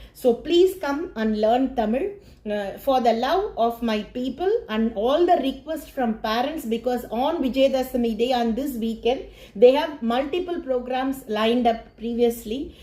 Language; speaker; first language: English; non-native, local second language; Tamil